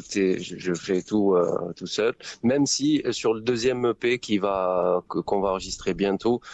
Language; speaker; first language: French; non-native, local second language; Arabic